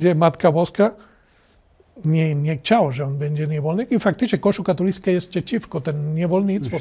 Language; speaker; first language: Polish; non-native, learner; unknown